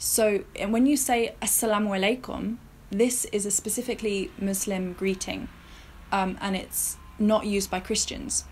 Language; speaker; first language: English; native; English